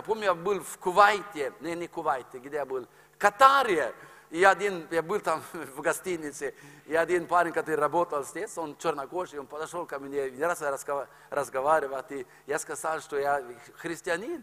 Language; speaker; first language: Russian; non-native, fluent; Norwegian